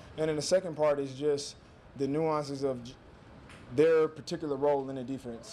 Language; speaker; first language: English; native; English